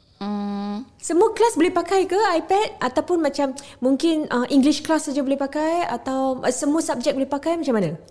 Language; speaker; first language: Malay; native; Malay